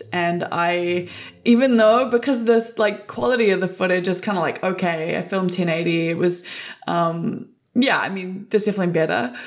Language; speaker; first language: English; native; English